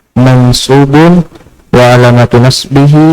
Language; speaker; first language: Arabic; non-native, learner; Indonesian